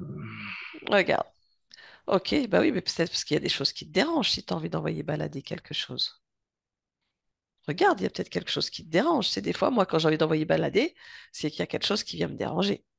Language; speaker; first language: French; native; French